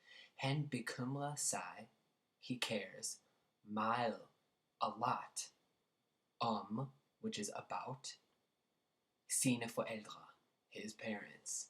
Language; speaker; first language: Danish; non-native, learner; English